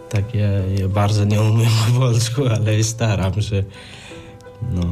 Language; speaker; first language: Polish; non-native, learner; Nepali